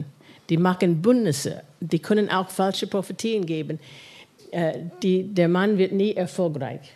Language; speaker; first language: German; non-native, fluent; English